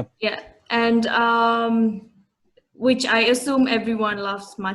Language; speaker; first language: English; non-native, fluent; Indonesian